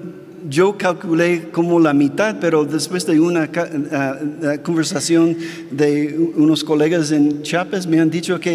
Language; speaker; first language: Spanish; non-native, fluent; English